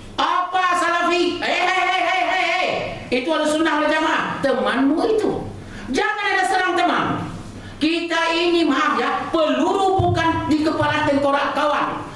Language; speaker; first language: Indonesian; non-native, local second language; Achinese